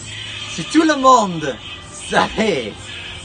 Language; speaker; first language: French; non-native, learner; English